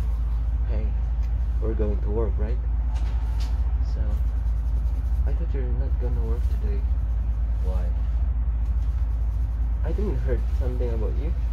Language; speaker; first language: English; non-native, local second language; Filipino